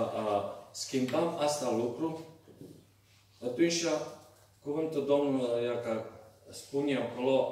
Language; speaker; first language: Romanian; non-native, learner; Serbian